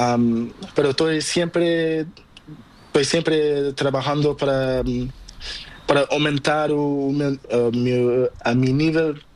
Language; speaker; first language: Spanish; non-native, learner; Portuguese